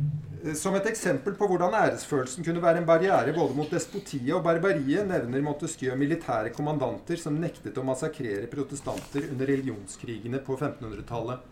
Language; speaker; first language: Norwegian; native; Norwegian